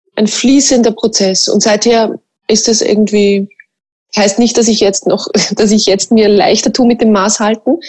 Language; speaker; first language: German; native; German